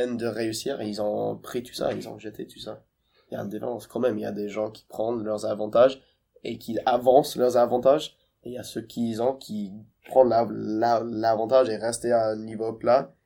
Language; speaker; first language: French; non-native, fluent; English